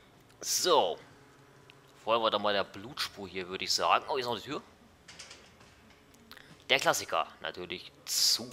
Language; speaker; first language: German; native; German